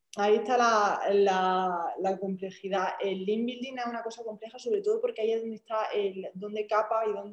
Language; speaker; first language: Spanish; native; Spanish